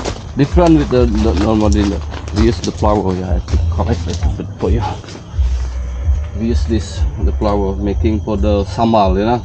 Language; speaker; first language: English; non-native, learner; Balinese